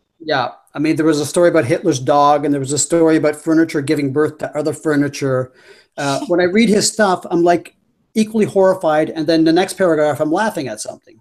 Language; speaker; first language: English; native; English